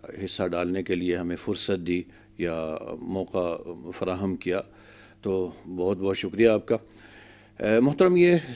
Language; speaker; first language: Urdu; native; Urdu